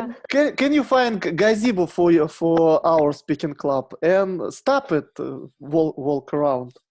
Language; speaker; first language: English; non-native, learner; Russian